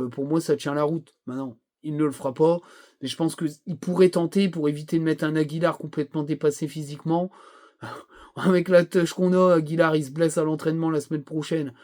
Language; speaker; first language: French; native; French